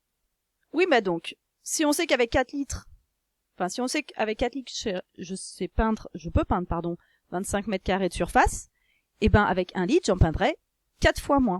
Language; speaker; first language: French; native; French